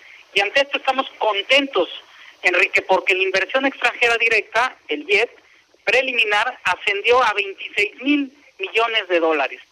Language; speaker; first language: Spanish; native; Spanish